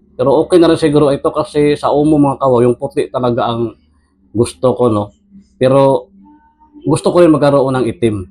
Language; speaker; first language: Filipino; non-native, local second language; Cebuano